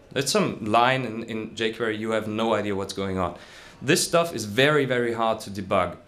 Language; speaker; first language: English; non-native, fluent; German